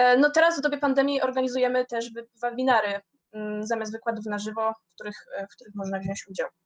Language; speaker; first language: Polish; native; Polish